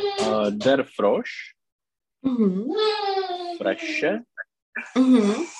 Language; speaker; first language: German; non-native, learner; Czech